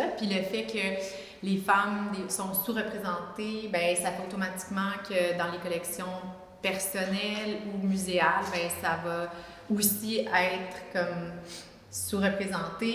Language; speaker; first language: French; native; French